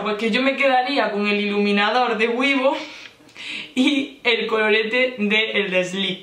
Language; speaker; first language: Spanish; native; Spanish